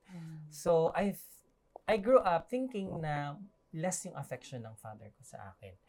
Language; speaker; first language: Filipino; non-native, local second language; Cebuano